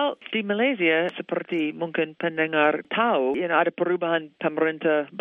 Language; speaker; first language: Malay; non-native, fluent; English